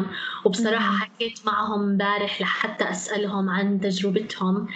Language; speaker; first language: Arabic; native; Arabic